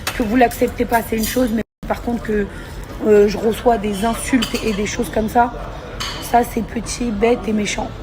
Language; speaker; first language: French; early bilingual, other home language; Arabic